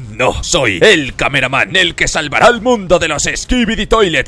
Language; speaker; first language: Spanish; native; Spanish